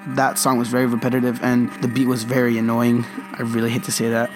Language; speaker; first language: English; early bilingual, other home language; Spanish